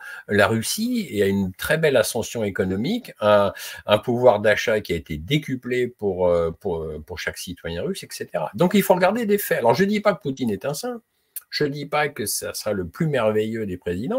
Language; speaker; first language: French; native; French